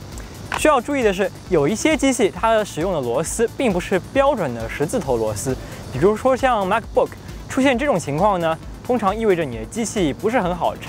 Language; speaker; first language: Chinese; native; Chinese